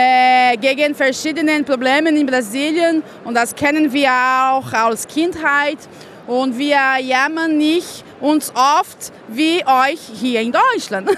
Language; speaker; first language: German; non-native, fluent; Portuguese